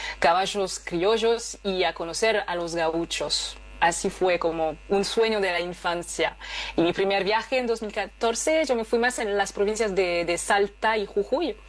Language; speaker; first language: Spanish; non-native, fluent; French